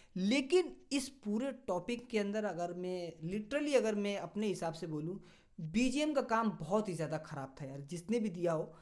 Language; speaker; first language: Hindi; native; Hindi